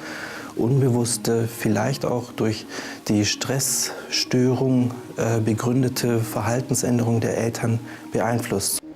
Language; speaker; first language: German; native; German